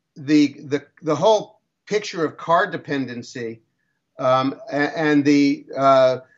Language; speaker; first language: English; native; English